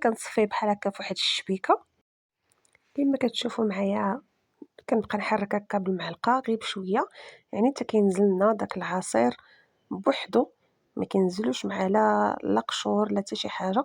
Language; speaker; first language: Arabic; native; Arabic